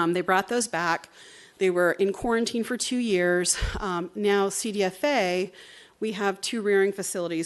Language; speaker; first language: English; native; English